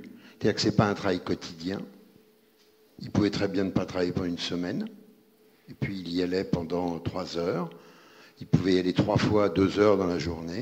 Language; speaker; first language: French; native; French